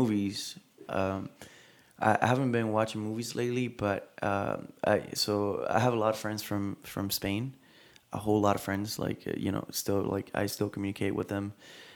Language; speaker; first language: English; non-native, fluent; Spanish